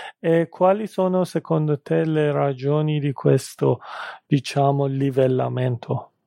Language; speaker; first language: Italian; non-native, fluent; Persian